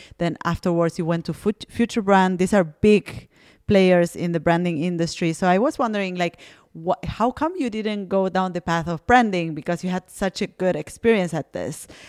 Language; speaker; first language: English; non-native, fluent; Spanish